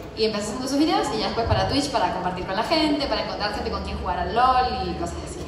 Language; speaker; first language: Spanish; non-native, fluent; French